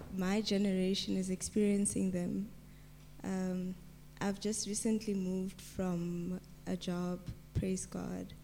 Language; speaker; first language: English; non-native, local second language; Tswana